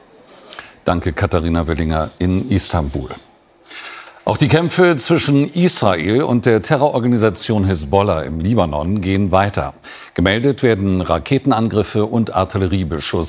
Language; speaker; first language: German; native; German